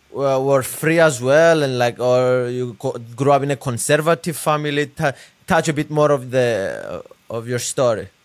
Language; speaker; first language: English; non-native, fluent; Greek